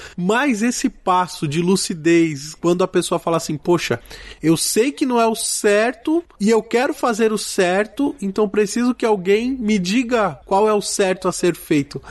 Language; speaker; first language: Portuguese; native; Portuguese